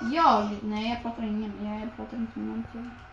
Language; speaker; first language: Swedish; early bilingual, other home language; Kurdish